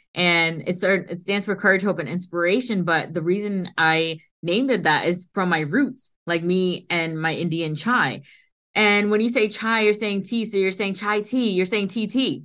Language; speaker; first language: English; early bilingual, other home language; Hindi